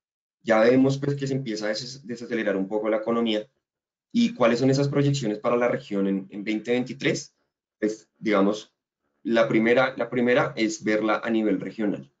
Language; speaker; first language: Spanish; native; Spanish